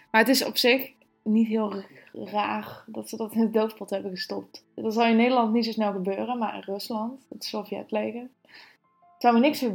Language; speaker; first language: Dutch; native; Dutch